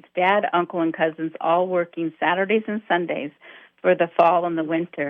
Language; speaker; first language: English; native; English